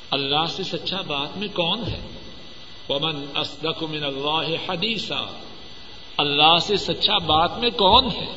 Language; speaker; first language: Urdu; non-native, local second language; Punjabi